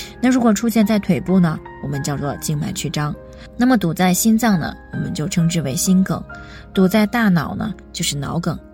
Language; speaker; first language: Chinese; native; Chinese